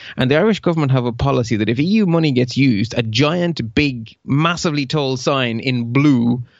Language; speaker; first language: English; early bilingual, other home language; Dutch